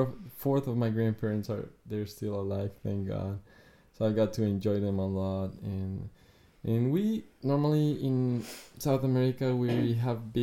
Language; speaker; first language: English; non-native, fluent; Spanish